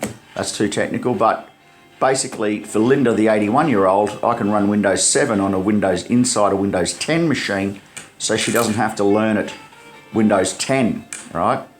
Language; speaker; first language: English; native; English